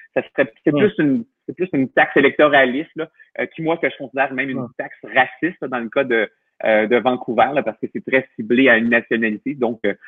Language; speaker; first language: French; native; French